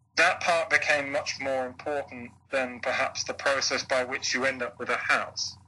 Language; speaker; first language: English; native; English